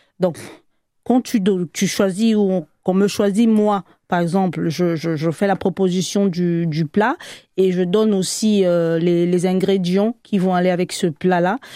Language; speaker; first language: French; native; French